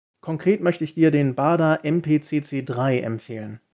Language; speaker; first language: German; native; German